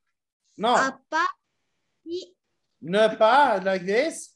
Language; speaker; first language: English; non-native, fluent; Arabic